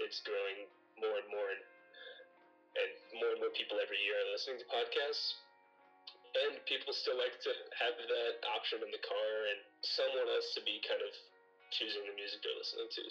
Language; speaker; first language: English; native; English